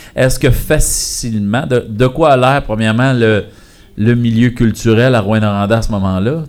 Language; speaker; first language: French; native; French